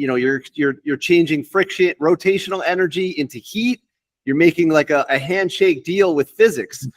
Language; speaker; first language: English; native; English